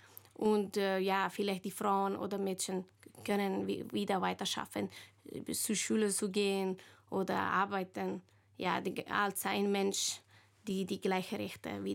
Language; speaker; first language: German; non-native, learner; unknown